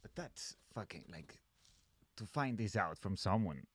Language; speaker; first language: English; non-native, fluent; Spanish